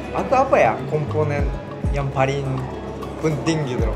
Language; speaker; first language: Indonesian; non-native, fluent; Japanese